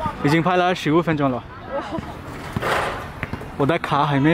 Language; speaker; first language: Chinese; non-native, learner; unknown